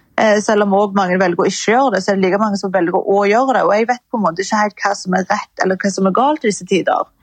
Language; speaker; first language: Norwegian; early bilingual, other home language; Arabic